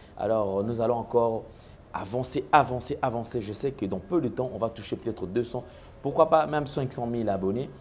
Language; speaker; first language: French; non-native, local second language; Lingala